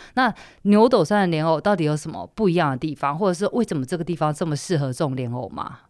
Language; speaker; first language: Chinese; native; Chinese